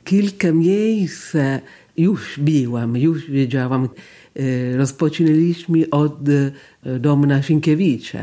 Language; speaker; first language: Polish; non-native, learner; Italian